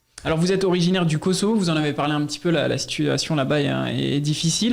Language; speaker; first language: French; native; French